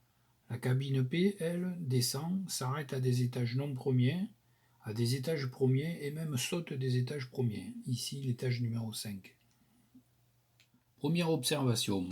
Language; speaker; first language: French; native; French